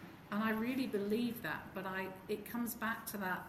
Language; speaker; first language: English; native; English